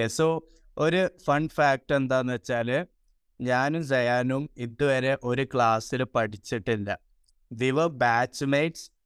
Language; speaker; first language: Malayalam; early bilingual, heritage; Malayalam